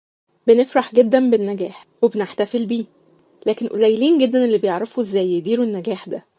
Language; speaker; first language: Arabic; native; Arabic